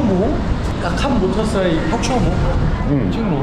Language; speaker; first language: Thai; non-native, learner; Korean